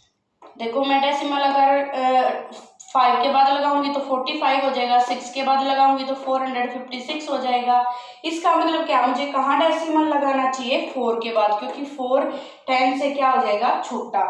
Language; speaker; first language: Hindi; native; Hindi